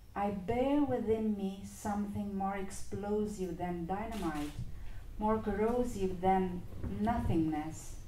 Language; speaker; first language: English; non-native, fluent; Romanian